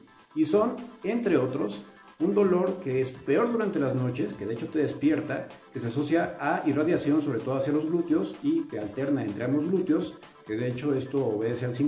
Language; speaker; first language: Spanish; native; Spanish